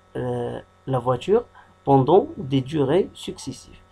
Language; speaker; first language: French; non-native, local second language; Arabic